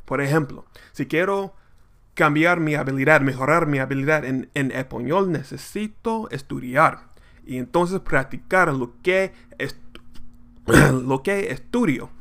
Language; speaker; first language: Spanish; non-native, learner; English